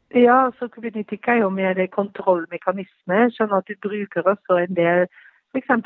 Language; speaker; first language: Norwegian; non-native, fluent; Dutch